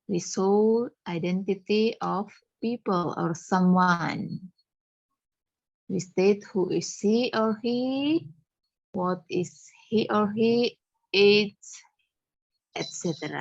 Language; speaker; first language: English; non-native, fluent; Indonesian